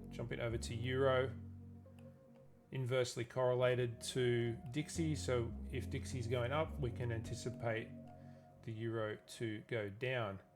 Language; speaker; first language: English; native; English